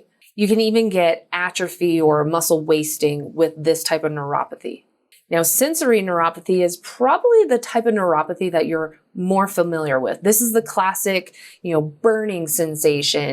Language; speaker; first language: English; native; English